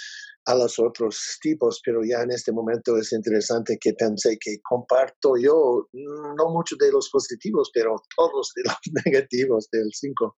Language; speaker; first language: Spanish; non-native, learner; English